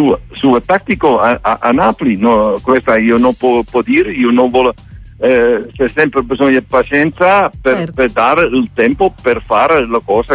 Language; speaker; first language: Italian; non-native, learner; Dutch